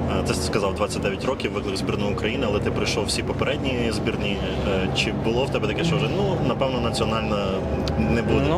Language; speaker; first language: Ukrainian; native; Ukrainian